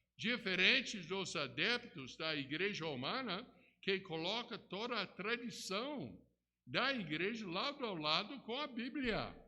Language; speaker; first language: Portuguese; non-native, fluent; English